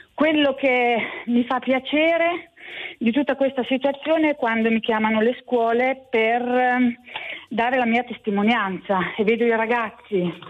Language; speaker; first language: Italian; native; Italian